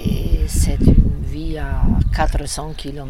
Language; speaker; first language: French; non-native, learner; Italian